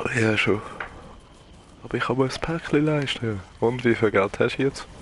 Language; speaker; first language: German; native; German